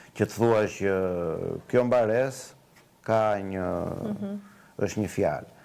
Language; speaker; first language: Albanian; native; Albanian